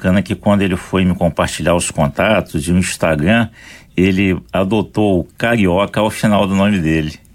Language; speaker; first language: Portuguese; native; Portuguese